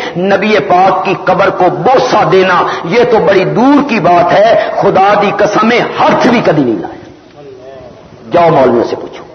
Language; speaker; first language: Urdu; non-native, local second language; Punjabi